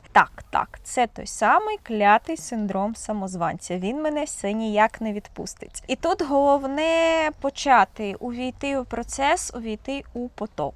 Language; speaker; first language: Ukrainian; native; Ukrainian